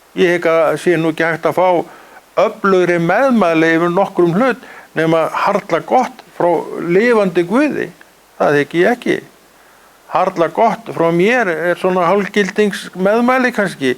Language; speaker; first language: Icelandic; native; Icelandic